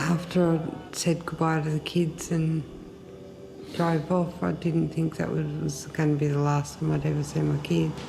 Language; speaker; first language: English; native; English